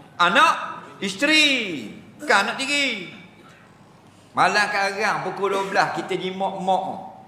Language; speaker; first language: Malay; native; Malay